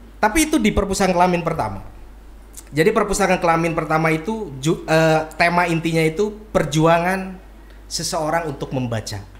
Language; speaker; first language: Indonesian; non-native, local second language; Sundanese